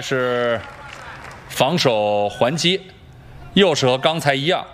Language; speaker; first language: Chinese; native; Chinese